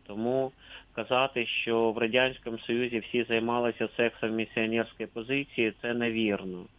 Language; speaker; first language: Ukrainian; native; Ukrainian